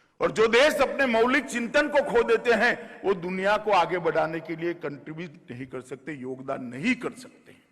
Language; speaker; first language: Hindi; non-native, local second language; Gujarati